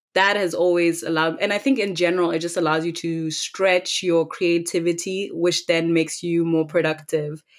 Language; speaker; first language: English; non-native, local second language; Tswana